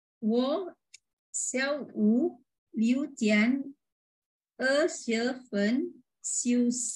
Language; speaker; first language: Chinese; non-native, learner; Malay